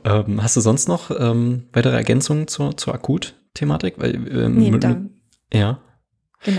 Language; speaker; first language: German; native; German